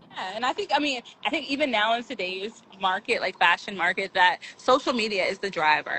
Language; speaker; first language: English; native; English